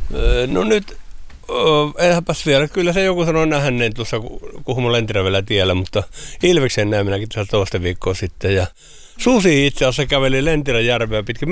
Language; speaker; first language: Finnish; native; Finnish